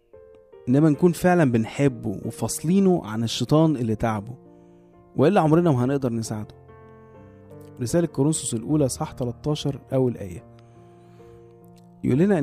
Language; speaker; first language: Arabic; native; Arabic